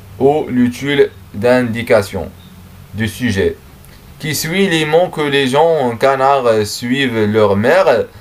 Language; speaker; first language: French; non-native, learner; Arabic